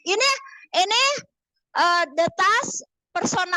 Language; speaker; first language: English; non-native, learner; Indonesian